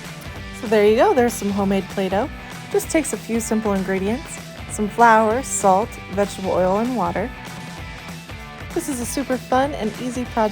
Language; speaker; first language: English; native; English